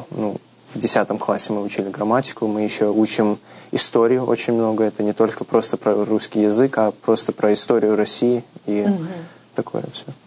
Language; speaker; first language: Russian; early bilingual, heritage; Russian